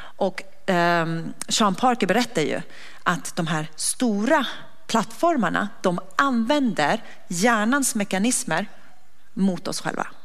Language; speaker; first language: Swedish; early bilingual, other home language; Persian